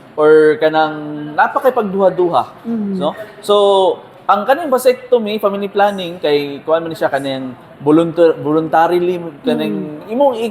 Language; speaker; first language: Cebuano; native; Cebuano